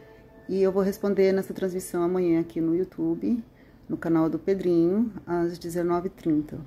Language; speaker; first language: Portuguese; native; Portuguese